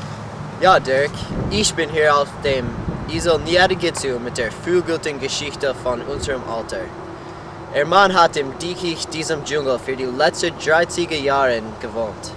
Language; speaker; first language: German; non-native, learner; English